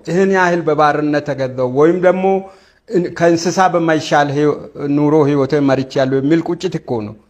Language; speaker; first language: Amharic; non-native, local second language; Wolaytta